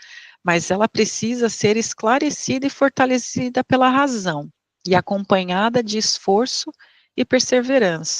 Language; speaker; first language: Portuguese; native; Portuguese